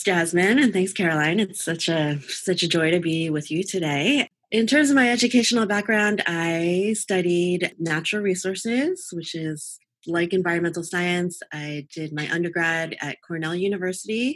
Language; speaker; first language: English; native; English